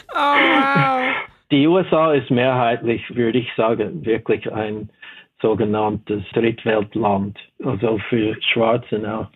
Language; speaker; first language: German; non-native, fluent; English